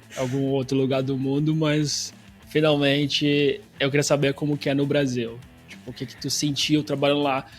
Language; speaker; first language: Portuguese; native; Portuguese